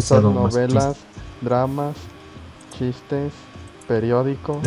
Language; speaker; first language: Spanish; native; Spanish